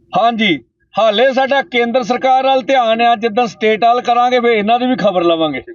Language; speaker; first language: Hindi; non-native, local second language; Punjabi